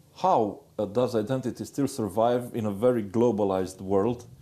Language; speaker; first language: English; non-native, fluent; Romanian